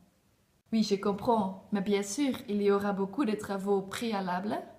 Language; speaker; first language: French; non-native, learner; Dutch